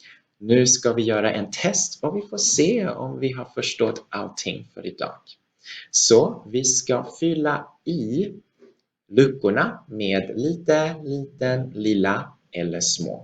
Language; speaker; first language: Swedish; non-native, fluent; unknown